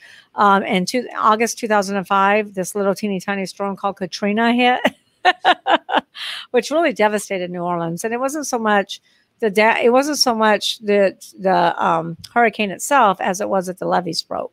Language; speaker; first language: English; native; English